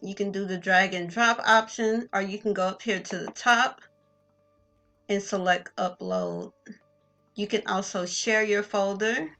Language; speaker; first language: English; native; English